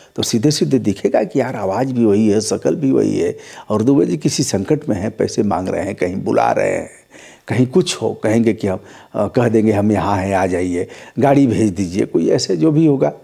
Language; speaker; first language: Hindi; native; Hindi